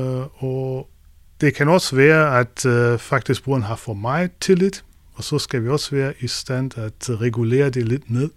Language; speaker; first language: Danish; non-native, fluent; German